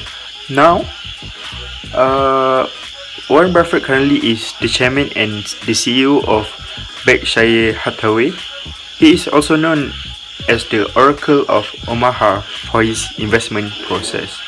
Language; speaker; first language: English; non-native, local second language; Malay